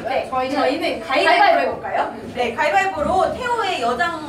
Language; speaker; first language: Korean; native; Korean